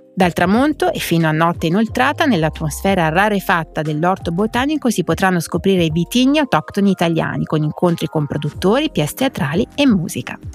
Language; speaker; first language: Italian; native; Italian